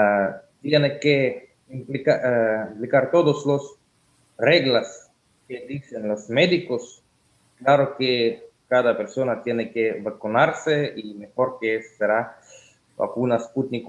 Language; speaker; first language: Spanish; non-native, learner; Russian